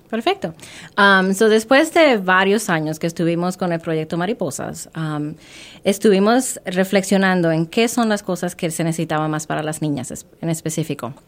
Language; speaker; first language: Spanish; non-native, learner; English